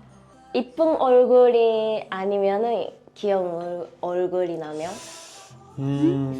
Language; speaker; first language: Korean; non-native, learner; Japanese